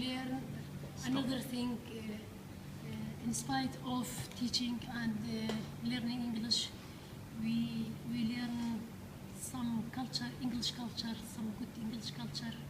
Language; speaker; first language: English; non-native, learner; Kurdish